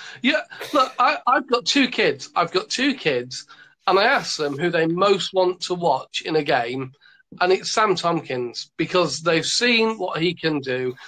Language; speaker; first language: English; native; English